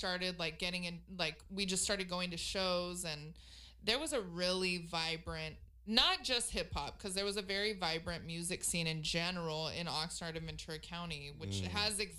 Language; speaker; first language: English; native; English